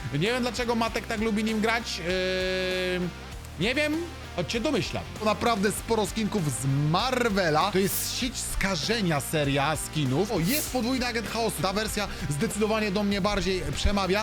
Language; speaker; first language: Polish; native; Polish